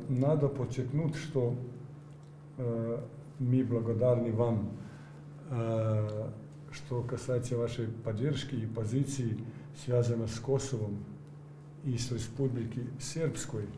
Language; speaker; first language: Russian; non-native, learner; Serbian